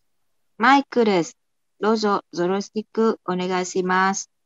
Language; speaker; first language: Japanese; non-native, learner; Vietnamese